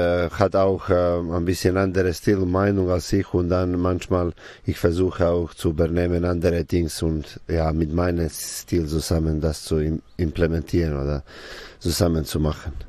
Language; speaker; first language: German; non-native, fluent; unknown